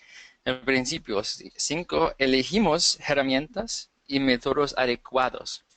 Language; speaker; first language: Spanish; non-native, fluent; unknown